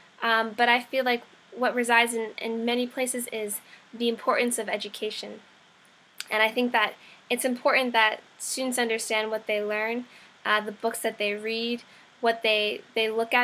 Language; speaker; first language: English; native; English